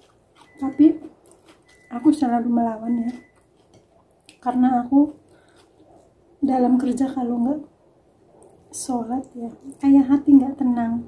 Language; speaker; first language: Indonesian; non-native, local second language; Javanese